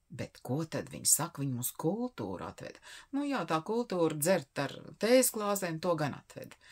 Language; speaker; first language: Latvian; native; Latvian